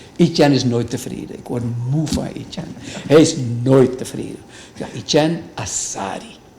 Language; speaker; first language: Dutch; native; Dutch